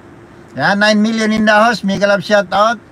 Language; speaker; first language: English; non-native, local second language; Filipino